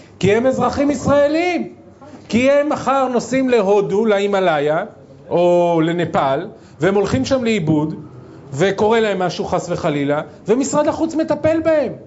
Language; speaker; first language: Hebrew; native; Hebrew